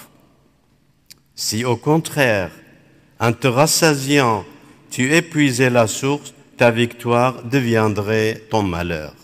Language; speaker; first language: French; non-native, local second language; Arabic